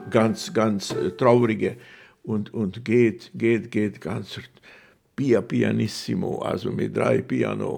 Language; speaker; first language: German; non-native, fluent; Hungarian